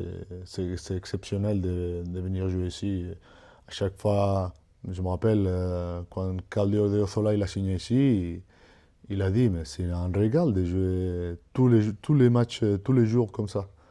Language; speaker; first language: French; non-native, fluent; Spanish